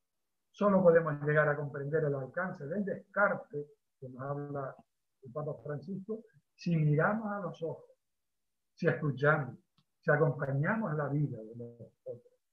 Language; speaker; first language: Spanish; native; Spanish